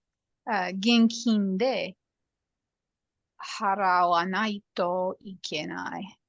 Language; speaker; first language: Japanese; non-native, learner; English